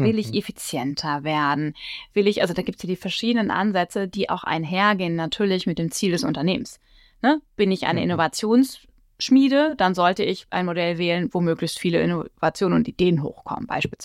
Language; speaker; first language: German; native; German